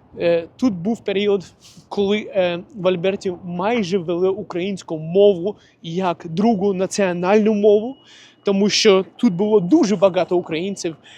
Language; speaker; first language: Ukrainian; non-native, local second language; Russian